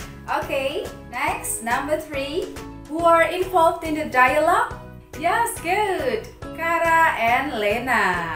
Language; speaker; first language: English; non-native, fluent; Indonesian